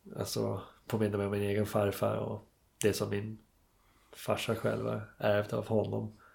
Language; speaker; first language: Swedish; non-native, fluent; English